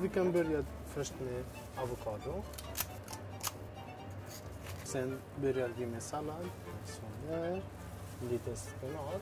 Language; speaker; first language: Swedish; non-native, fluent; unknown